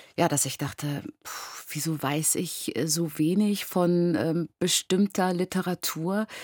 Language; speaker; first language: German; early bilingual, other home language; Persian